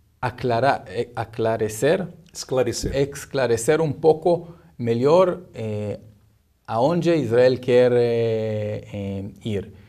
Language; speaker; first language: Portuguese; non-native, learner; Hebrew